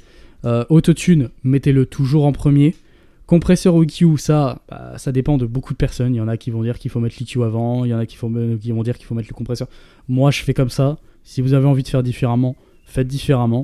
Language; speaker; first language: French; native; French